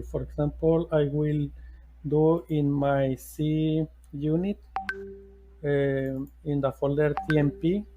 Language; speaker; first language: English; non-native, learner; Spanish